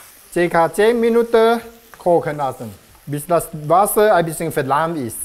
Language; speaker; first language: German; non-native, learner; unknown